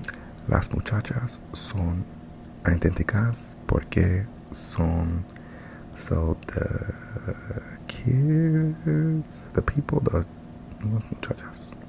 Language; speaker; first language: Spanish; non-native, learner; English